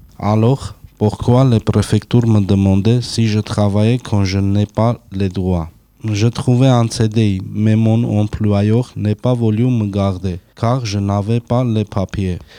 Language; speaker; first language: French; non-native, learner; Armenian